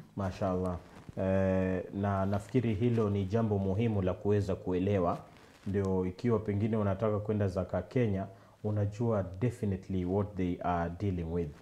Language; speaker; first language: Swahili; native; Swahili